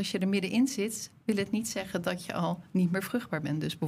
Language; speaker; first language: Dutch; native; Dutch